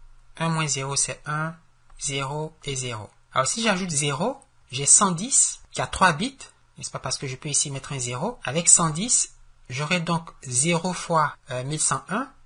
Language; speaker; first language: French; native; French